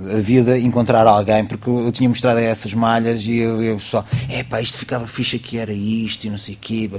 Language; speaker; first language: Portuguese; native; Portuguese